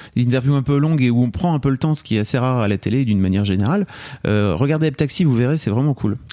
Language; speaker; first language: French; native; French